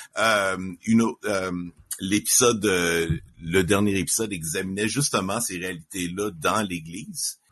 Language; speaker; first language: French; native; French